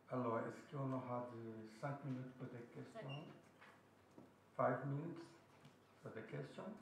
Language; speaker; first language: French; non-native, fluent; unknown